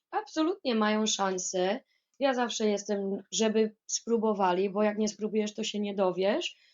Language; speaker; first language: Polish; native; Polish